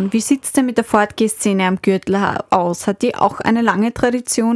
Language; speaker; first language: German; native; German